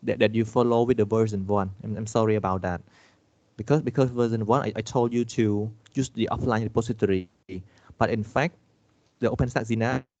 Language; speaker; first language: English; non-native, fluent; Khmer